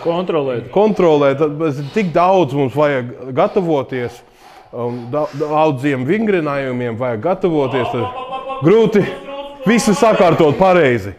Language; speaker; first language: Latvian; early bilingual, heritage; English